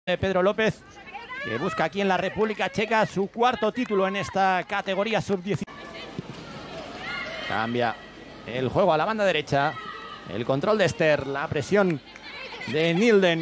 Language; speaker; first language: Spanish; native; Spanish